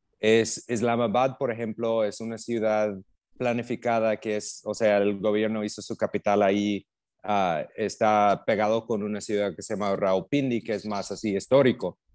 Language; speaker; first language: Spanish; non-native, fluent; English